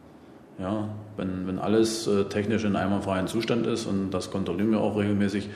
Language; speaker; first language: German; native; German